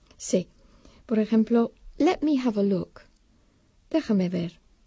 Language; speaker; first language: Spanish; non-native, fluent; English